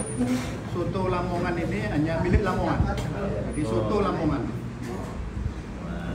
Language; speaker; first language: Indonesian; native; Indonesian